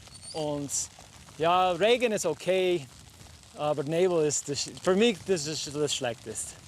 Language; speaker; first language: German; non-native, learner; English